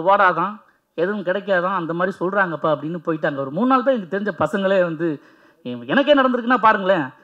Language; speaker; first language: Tamil; native; Tamil